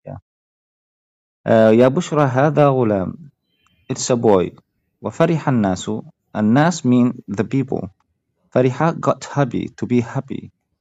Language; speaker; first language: English; non-native, fluent; Arabic